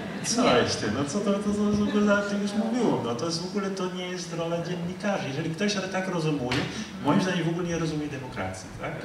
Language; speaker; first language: Polish; non-native, fluent; Dutch